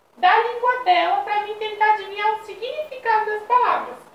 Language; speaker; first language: Portuguese; native; Portuguese